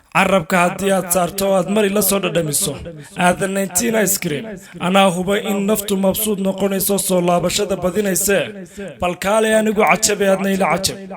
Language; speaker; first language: Somali; native; Somali